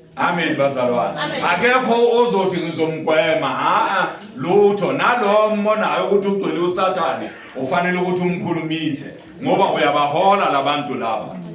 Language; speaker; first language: Zulu; non-native, local second language; Southern Sotho